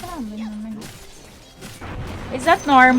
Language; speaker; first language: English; non-native, local second language; Filipino